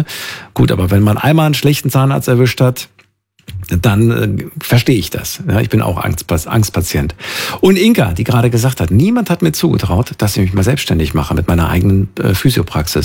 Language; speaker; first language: German; native; German